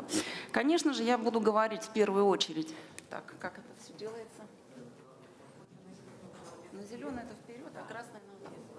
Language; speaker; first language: Russian; native; Russian